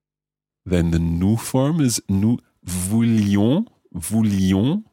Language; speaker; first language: French; non-native, fluent; English